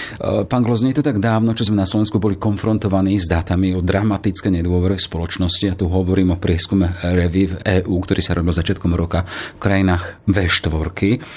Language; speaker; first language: Slovak; native; Slovak